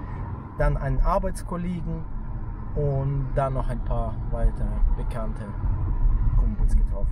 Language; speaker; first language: German; native; German